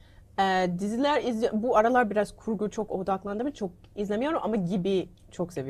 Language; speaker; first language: Turkish; non-native, learner; English